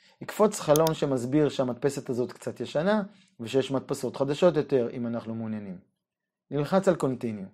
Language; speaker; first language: Hebrew; native; Hebrew